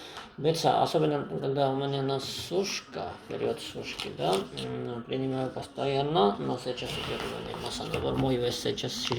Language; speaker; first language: Russian; non-native, fluent; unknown